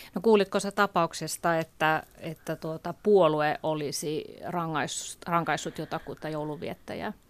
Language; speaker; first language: Finnish; native; Finnish